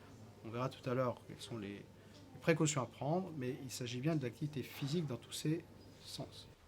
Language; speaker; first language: French; native; French